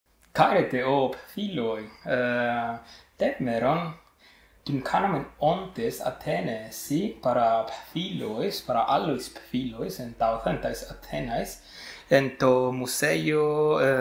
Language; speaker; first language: Greek; non-native, fluent; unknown